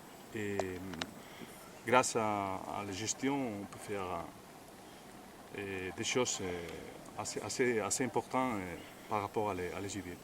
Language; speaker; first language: French; non-native, fluent; Spanish